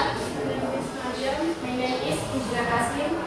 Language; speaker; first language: English; non-native, learner; Indonesian